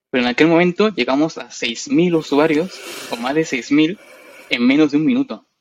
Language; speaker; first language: Spanish; native; Spanish